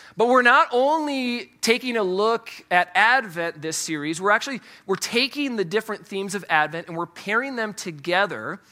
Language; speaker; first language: English; native; English